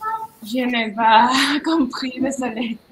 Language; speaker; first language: French; non-native, learner; Spanish